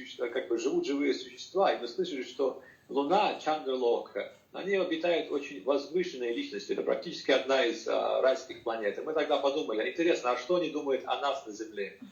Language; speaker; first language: Russian; native; Russian